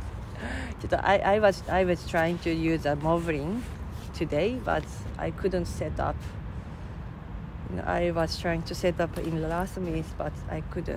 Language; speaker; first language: English; non-native, fluent; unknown